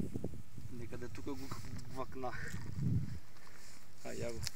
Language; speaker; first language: Bulgarian; native; Bulgarian